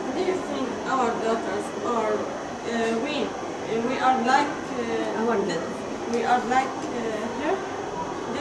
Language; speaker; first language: English; non-native, learner; Arabic